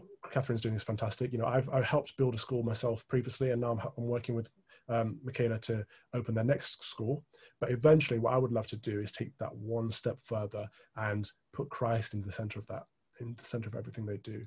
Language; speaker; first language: English; native; English